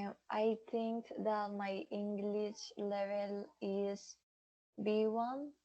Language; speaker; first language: English; non-native, learner; Spanish